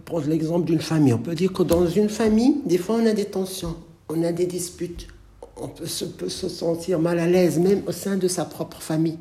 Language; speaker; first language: French; non-native, local second language; Arabic